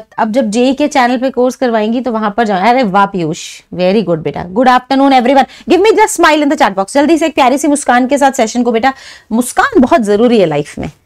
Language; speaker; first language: Hindi; native; Hindi